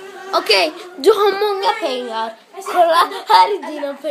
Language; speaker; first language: Swedish; early bilingual, other home language; Arabic